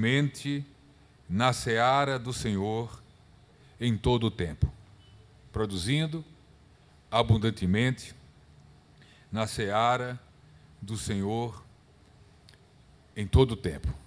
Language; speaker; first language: Portuguese; native; Portuguese